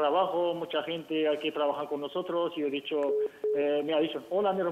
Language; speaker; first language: Spanish; non-native, learner; Arabic